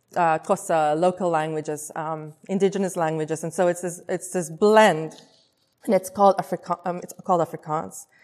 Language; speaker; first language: English; non-native, local second language; Afrikaans